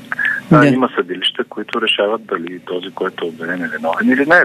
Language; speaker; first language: Bulgarian; native; Bulgarian